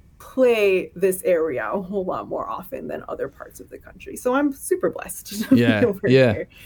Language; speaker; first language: English; native; English